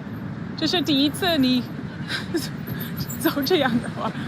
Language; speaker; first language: Chinese; non-native, learner; English